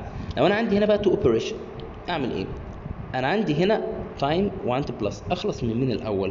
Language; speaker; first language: Arabic; native; Arabic